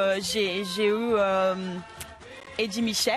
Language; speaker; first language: French; non-native, fluent; Portuguese